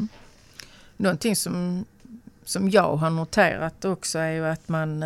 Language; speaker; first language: Swedish; native; Swedish